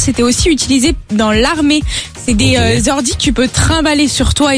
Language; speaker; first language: French; native; French